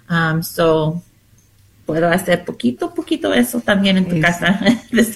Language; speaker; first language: Spanish; non-native, learner; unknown